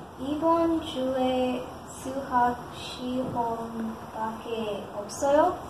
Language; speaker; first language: Korean; non-native, learner; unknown